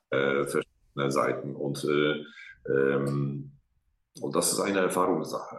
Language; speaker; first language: German; non-native, fluent; Polish